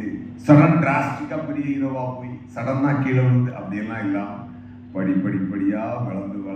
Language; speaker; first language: Tamil; native; Tamil